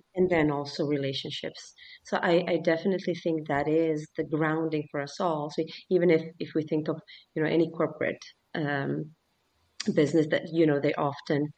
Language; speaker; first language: English; early bilingual, other home language; Swedish